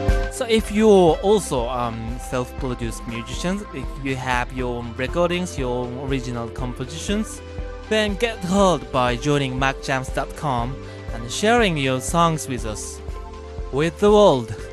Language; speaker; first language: English; non-native, fluent; Japanese